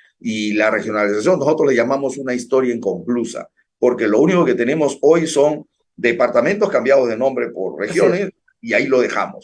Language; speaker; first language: Spanish; native; Spanish